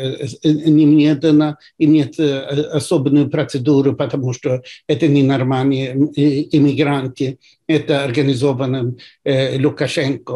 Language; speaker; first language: Russian; non-native, fluent; Swedish